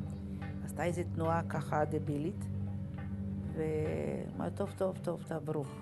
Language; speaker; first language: Hebrew; early bilingual, other home language; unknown